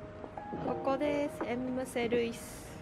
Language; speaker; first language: Japanese; non-native, learner; Korean